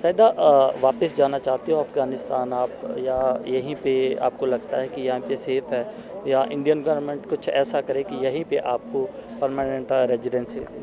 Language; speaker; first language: Hindi; non-native, local second language; Punjabi